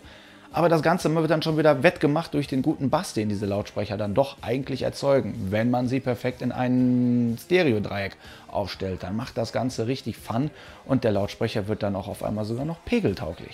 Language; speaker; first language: German; native; German